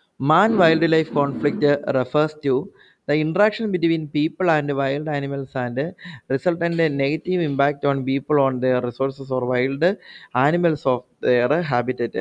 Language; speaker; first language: English; non-native, local second language; Malayalam